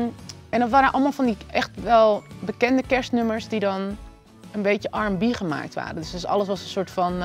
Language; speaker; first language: Dutch; native; Dutch